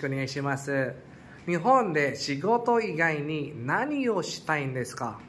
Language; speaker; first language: Japanese; non-native, fluent; Filipino